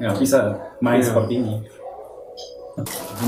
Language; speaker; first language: Indonesian; non-native, learner; Korean